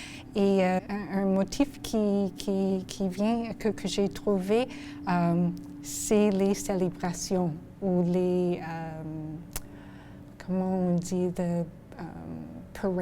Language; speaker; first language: French; non-native, local second language; English